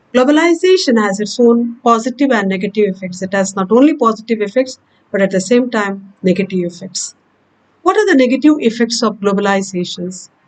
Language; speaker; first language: English; non-native, local second language; Kannada